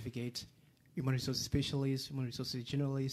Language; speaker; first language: English; non-native, fluent; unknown